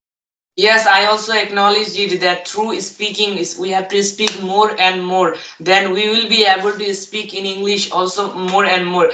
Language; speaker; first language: English; non-native, learner; Bangla